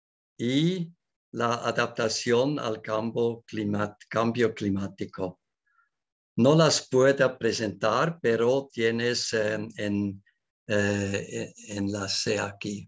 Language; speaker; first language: Spanish; non-native, learner; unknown